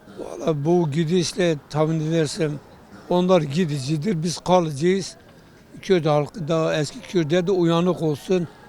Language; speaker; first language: Turkish; non-native, local second language; Kurdish